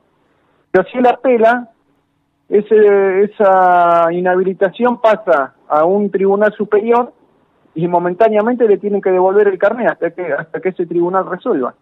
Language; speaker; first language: Spanish; native; Spanish